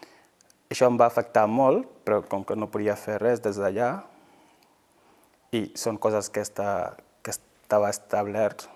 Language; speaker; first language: Catalan; non-native, fluent; Fula